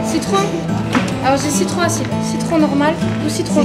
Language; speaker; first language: French; native; French